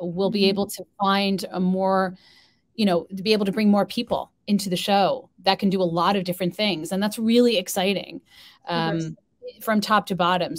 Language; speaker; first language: English; native; English